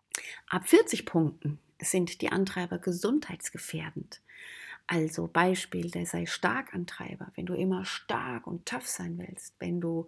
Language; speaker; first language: German; native; German